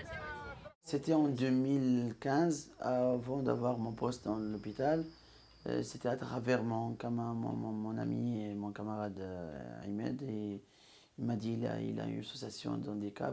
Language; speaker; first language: French; non-native, local second language; Arabic